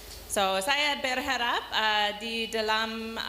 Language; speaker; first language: Indonesian; non-native, learner; English